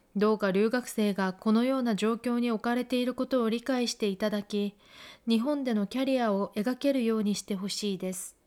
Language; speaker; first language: Japanese; non-native, fluent; Korean